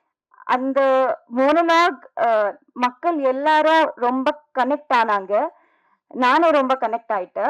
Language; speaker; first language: Tamil; non-native, learner; Telugu